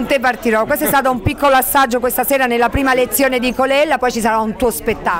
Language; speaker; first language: Italian; native; Italian